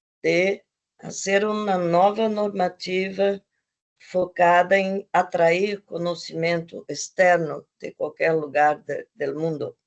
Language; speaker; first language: Portuguese; non-native, fluent; Spanish